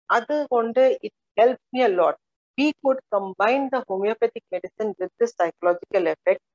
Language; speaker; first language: English; non-native, local second language; Malayalam